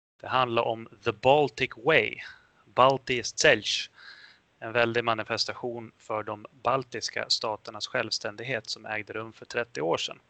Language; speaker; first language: Swedish; early bilingual, other home language; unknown